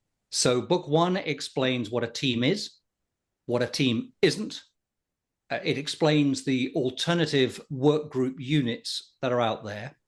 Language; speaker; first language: English; native; English